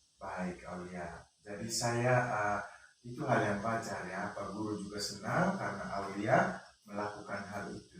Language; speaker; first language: Indonesian; non-native, local second language; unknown